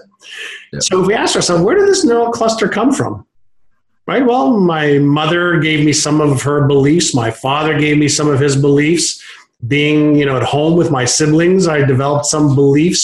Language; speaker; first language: English; non-native, fluent; Hebrew